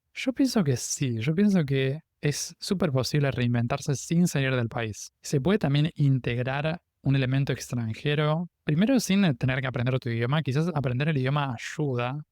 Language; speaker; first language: Spanish; native; Spanish